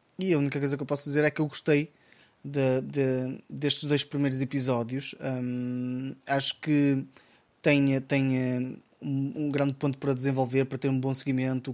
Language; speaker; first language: Portuguese; native; Portuguese